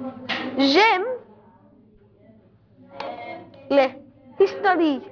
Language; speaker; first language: French; non-native, learner; English